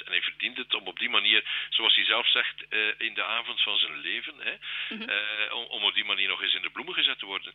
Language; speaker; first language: Dutch; native; Dutch